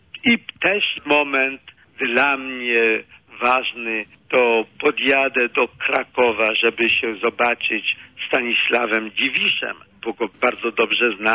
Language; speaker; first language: Polish; early bilingual, heritage; Polish